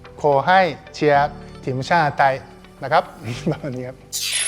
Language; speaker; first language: Thai; non-native, learner; Japanese